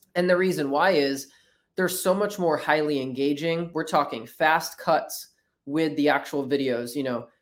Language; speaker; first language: English; native; English